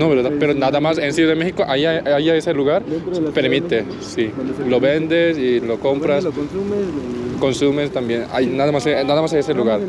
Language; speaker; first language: Spanish; non-native, learner; Korean